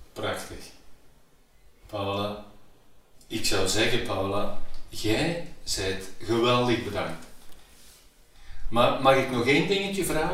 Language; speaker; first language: Dutch; native; Dutch